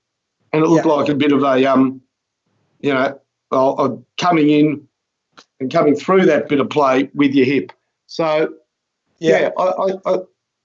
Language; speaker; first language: English; native; English